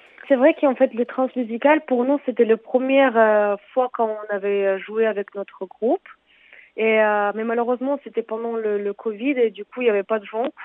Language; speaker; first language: French; early bilingual, other home language; Armenian